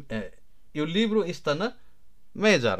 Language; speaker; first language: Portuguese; non-native, learner; Nepali